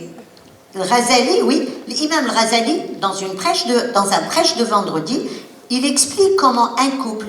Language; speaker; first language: French; non-native, local second language; Arabic